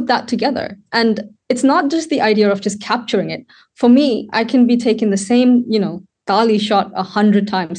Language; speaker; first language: English; non-native, local second language; Tamil